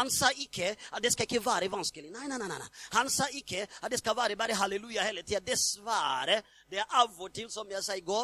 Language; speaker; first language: Swedish; non-native, fluent; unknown